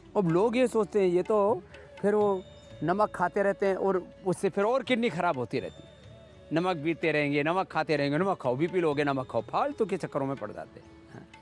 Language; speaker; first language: Hindi; native; Hindi